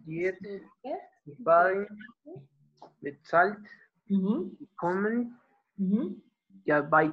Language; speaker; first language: German; non-native, learner; Spanish